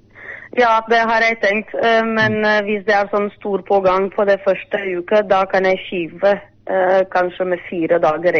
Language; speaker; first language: Norwegian; non-native, fluent; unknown